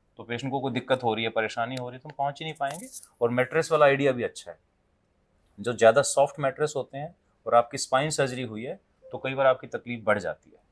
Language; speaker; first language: Hindi; native; Hindi